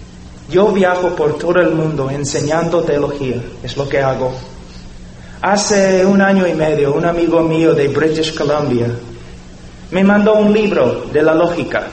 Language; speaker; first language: Spanish; non-native, fluent; English